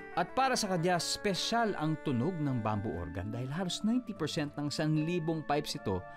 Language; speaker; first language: Filipino; native; Filipino